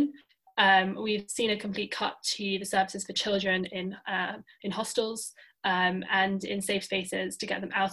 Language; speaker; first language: English; native; English